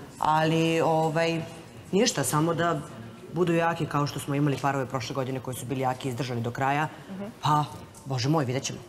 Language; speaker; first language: Serbian; native; Serbian